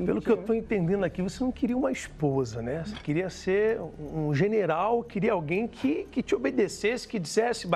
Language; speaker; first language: Portuguese; native; Portuguese